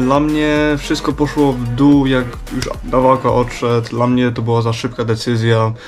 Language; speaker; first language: Polish; early bilingual, heritage; Polish